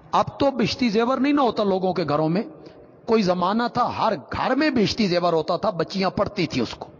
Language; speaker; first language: Urdu; non-native, local second language; Punjabi